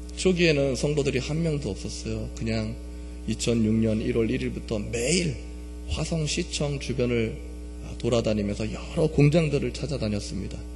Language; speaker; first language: Korean; native; Korean